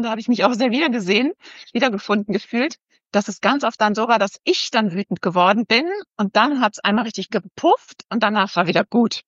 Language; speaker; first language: German; native; German